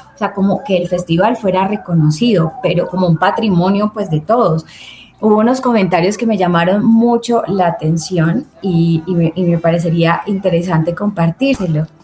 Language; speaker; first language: Spanish; native; Spanish